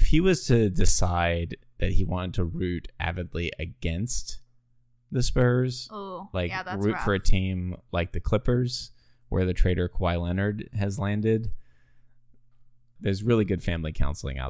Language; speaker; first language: English; native; English